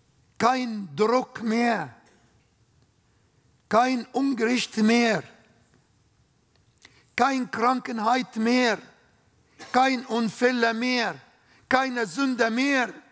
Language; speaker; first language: German; non-native, learner; Arabic